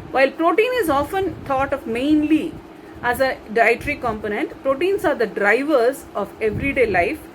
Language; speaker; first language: English; non-native, local second language; Tamil